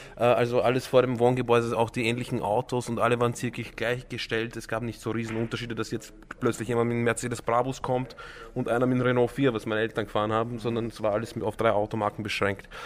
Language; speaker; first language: German; early bilingual, other home language; Croatian